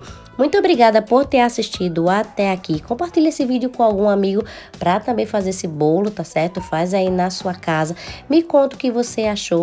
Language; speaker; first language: Portuguese; native; Portuguese